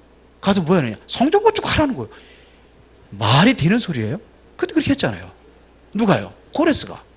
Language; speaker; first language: Korean; native; Korean